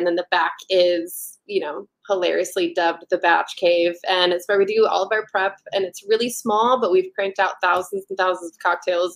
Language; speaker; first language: English; native; English